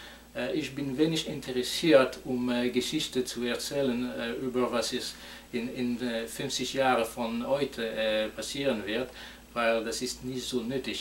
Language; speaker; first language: German; non-native, fluent; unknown